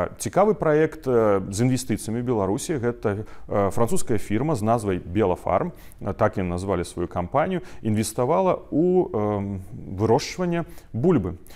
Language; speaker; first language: Belarusian; non-native, local second language; Russian